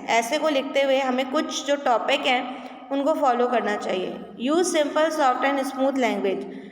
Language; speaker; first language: Hindi; native; Hindi